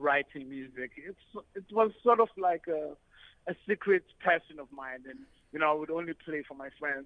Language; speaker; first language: English; non-native, local second language; Xhosa